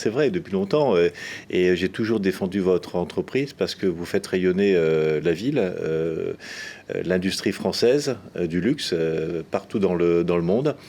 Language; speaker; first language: French; native; French